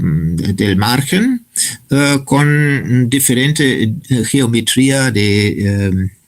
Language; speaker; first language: Spanish; non-native, fluent; German